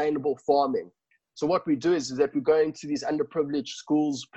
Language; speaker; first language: English; native; English